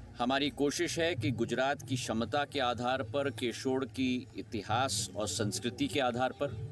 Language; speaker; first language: Hindi; native; Hindi